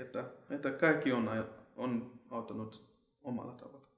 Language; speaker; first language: Finnish; non-native, fluent; Shona